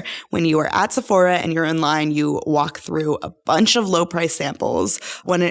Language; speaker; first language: English; native; English